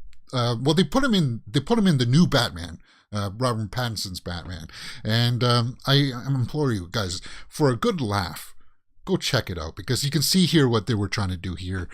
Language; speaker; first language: English; native; English